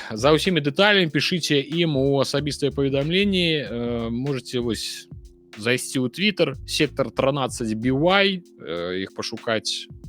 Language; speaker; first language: Belarusian; non-native, local second language; Russian